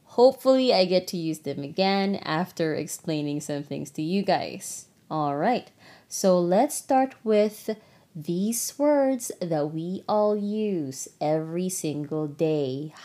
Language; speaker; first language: English; non-native, local second language; Filipino